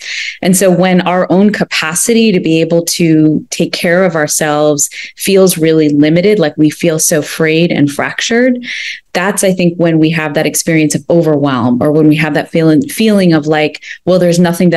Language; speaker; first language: English; native; English